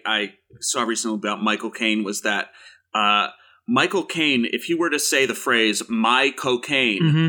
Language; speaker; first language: English; native; English